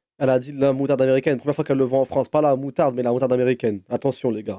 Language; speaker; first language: French; native; French